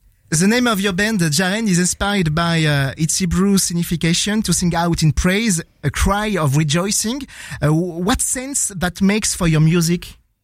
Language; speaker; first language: English; non-native, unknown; French